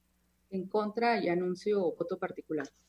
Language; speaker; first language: Spanish; native; Spanish